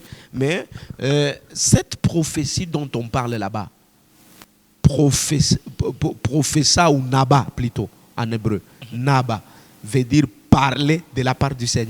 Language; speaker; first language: French; non-native, local second language; Swahili